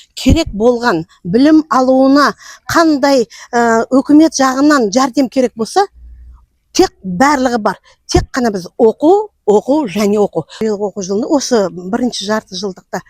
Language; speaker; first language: Kazakh; non-native, local second language; Uzbek